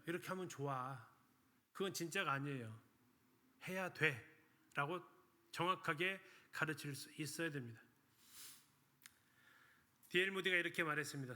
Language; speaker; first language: Korean; native; Korean